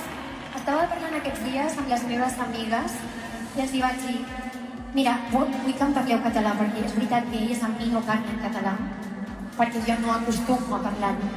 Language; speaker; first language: Catalan; non-native, local second language; Spanish